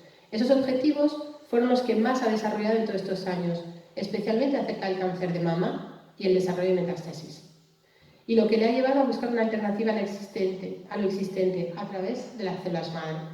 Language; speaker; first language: Spanish; native; Spanish